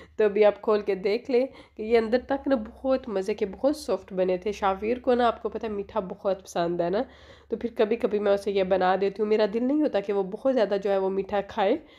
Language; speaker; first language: Urdu; native; Urdu